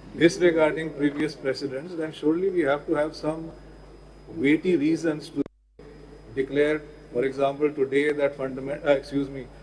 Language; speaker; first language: English; non-native, local second language; Urdu